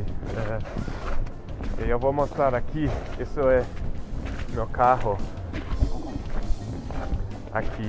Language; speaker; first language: Portuguese; non-native, fluent; English